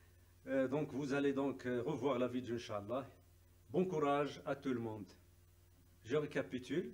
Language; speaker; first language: French; non-native, local second language; Arabic